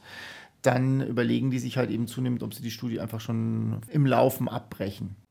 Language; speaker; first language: German; native; German